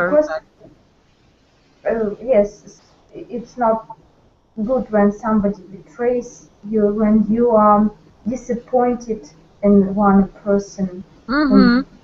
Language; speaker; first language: English; non-native, learner; Russian